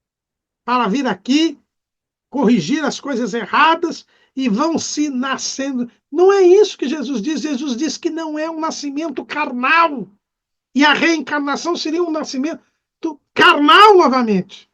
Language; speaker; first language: Portuguese; native; Portuguese